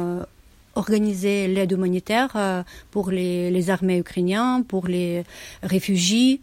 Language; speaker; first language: French; non-native, learner; Ukrainian